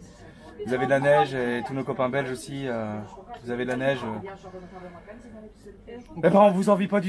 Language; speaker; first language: French; native; French